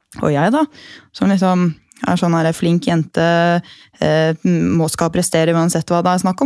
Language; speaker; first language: Norwegian; native; Norwegian